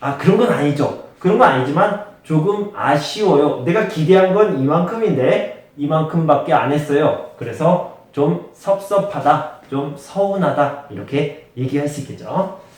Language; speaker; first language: Korean; native; Korean